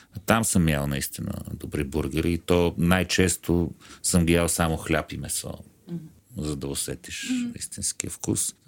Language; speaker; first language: Bulgarian; native; Bulgarian